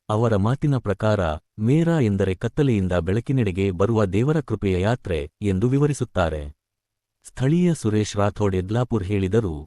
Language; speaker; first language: Kannada; native; Kannada